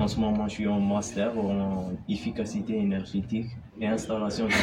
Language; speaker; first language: French; non-native, local second language; Arabic